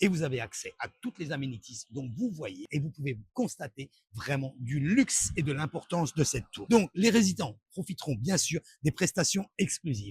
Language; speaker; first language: French; native; French